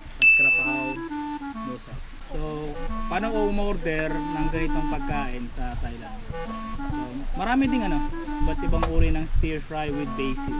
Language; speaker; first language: Filipino; native; Filipino